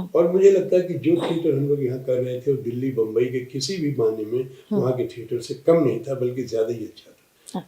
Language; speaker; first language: Hindi; native; Hindi